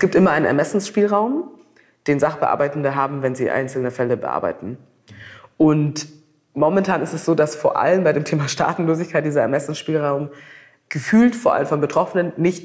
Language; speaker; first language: German; native; German